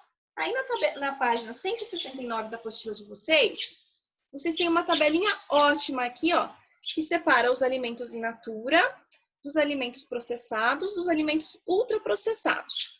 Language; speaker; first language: Portuguese; native; Portuguese